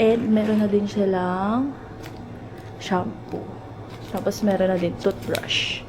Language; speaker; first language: Filipino; native; Filipino